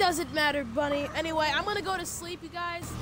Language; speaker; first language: English; native; English